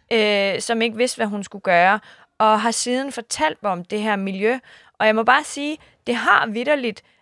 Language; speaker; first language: Danish; early bilingual, other home language; Kurdish